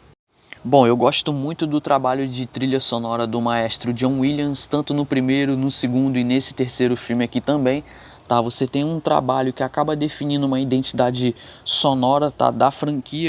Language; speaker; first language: Portuguese; native; Portuguese